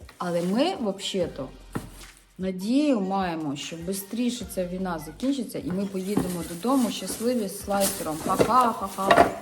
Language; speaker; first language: Ukrainian; non-native, local second language; Russian